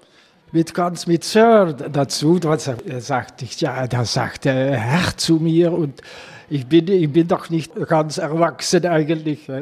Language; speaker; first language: German; non-native, learner; Dutch